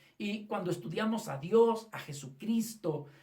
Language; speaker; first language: Spanish; native; Spanish